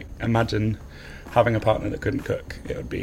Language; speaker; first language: English; native; English